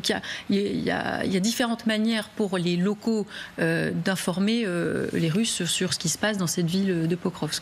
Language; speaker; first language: French; native; French